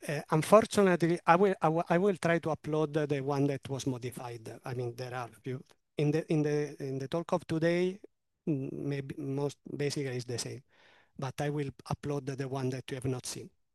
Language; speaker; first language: English; non-native, fluent; Italian